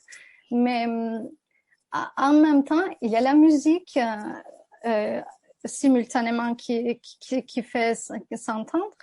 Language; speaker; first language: French; non-native, fluent; Turkish